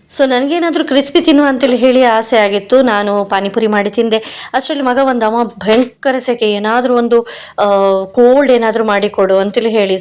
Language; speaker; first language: Kannada; non-native, local second language; Konkani